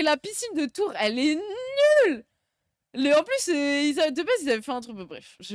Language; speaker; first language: French; native; French